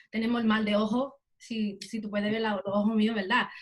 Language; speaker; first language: Spanish; early bilingual, other home language; English